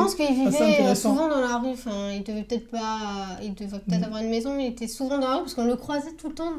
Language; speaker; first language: French; native; French